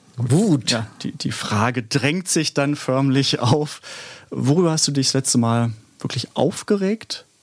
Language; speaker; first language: German; native; German